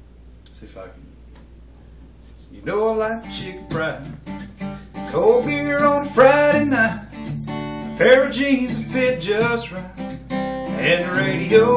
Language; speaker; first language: English; native; English